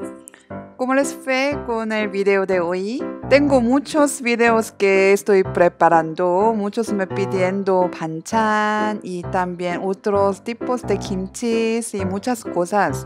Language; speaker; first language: Spanish; non-native, learner; Korean